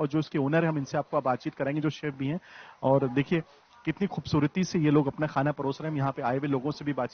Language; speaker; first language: Hindi; native; Hindi